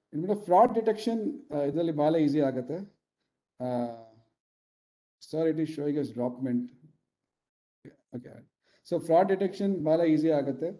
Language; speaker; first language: Kannada; non-native, local second language; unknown